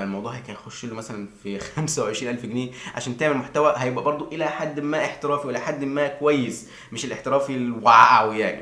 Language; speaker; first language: Arabic; native; Arabic